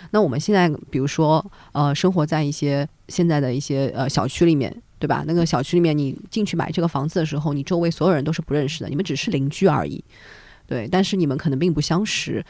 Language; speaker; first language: Chinese; native; Chinese